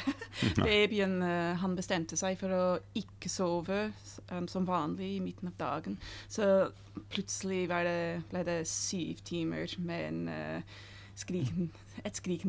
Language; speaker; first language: Norwegian; non-native, fluent; English